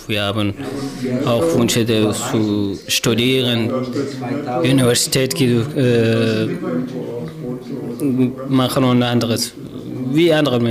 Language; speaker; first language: German; non-native, learner; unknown